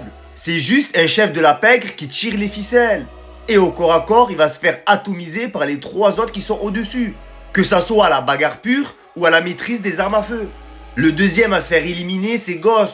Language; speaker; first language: French; native; French